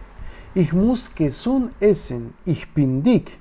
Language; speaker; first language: German; non-native, learner; Spanish